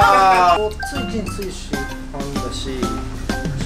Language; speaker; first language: Chinese; non-native, learner; Japanese